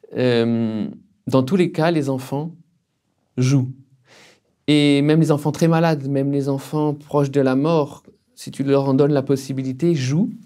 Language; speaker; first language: French; native; French